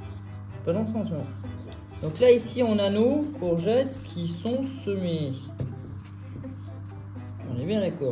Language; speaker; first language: French; native; French